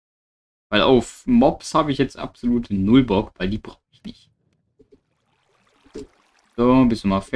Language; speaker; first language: German; native; German